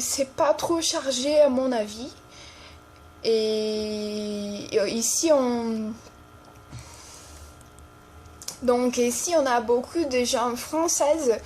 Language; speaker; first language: French; non-native, fluent; Portuguese